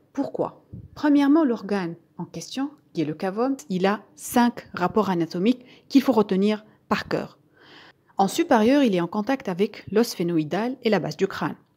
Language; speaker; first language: French; non-native, local second language; Arabic